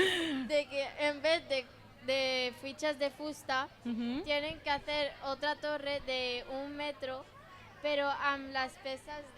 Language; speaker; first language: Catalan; non-native, local second language; Spanish